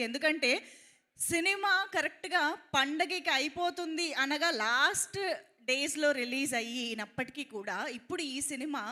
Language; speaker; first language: Telugu; native; Telugu